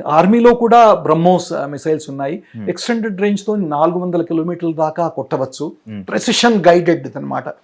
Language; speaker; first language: Telugu; native; Telugu